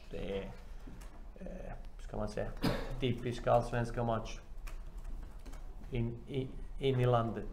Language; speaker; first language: Swedish; non-native, fluent; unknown